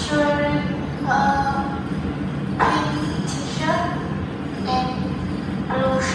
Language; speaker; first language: English; non-native, learner; Vietnamese